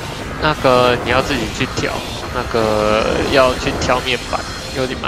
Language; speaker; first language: Chinese; native; Chinese